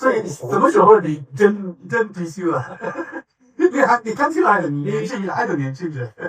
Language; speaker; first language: Chinese; non-native, learner; English